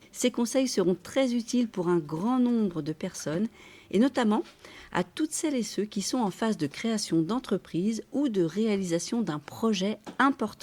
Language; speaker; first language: French; native; French